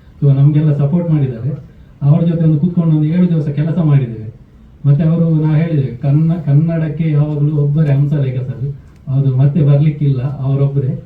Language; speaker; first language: Kannada; non-native, local second language; Tulu